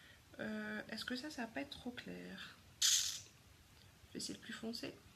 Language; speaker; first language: French; native; French